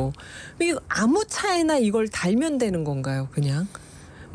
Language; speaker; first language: Korean; native; Korean